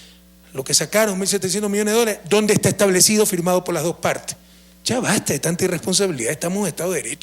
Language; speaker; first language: Spanish; native; Spanish